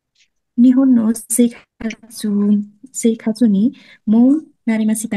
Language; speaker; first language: Japanese; non-native, learner; Nepali